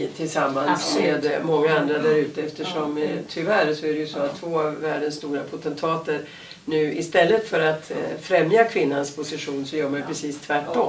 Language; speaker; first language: Swedish; native; Swedish